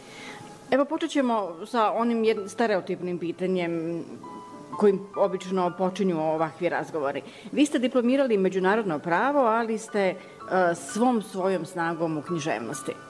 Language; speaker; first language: Serbian; native; Serbian